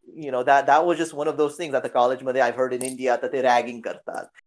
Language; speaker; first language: English; native; English